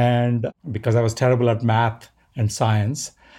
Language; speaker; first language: English; non-native, local second language; Telugu